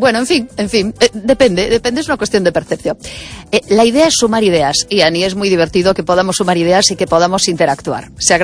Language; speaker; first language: Spanish; native; Spanish